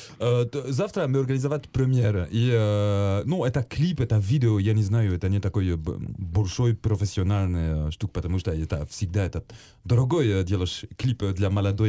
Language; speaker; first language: Russian; non-native, learner; French